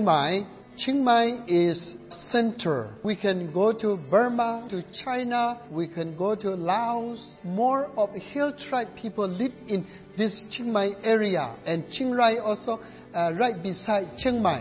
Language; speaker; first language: English; non-native, learner; Burmese